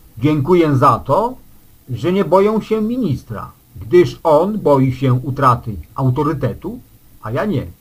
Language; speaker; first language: Polish; native; Polish